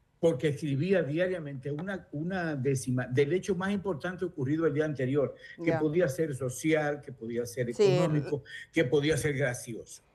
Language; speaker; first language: Spanish; native; Spanish